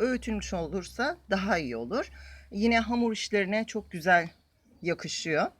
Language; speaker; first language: Turkish; native; Turkish